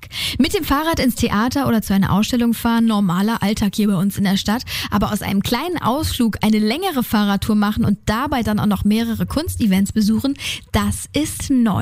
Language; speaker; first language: German; native; German